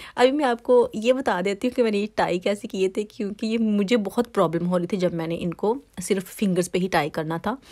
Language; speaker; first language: Urdu; native; Urdu